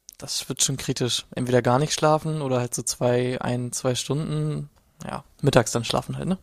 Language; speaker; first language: German; native; German